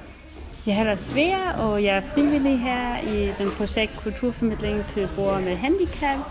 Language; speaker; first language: Danish; non-native, learner; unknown